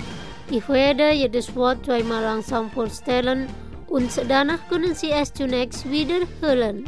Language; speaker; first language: German; non-native, fluent; Indonesian